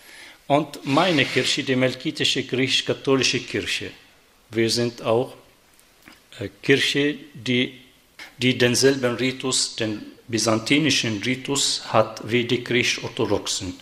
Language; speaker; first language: German; non-native, fluent; Arabic